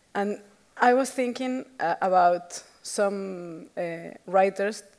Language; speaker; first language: English; non-native, fluent; Spanish